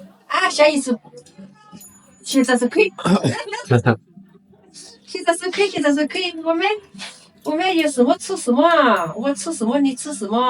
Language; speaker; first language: Chinese; non-native, local second language; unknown